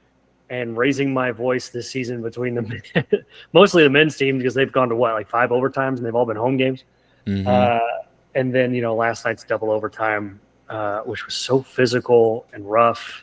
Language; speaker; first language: English; native; English